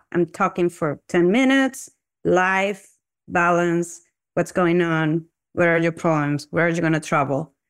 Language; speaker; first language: English; non-native, fluent; Spanish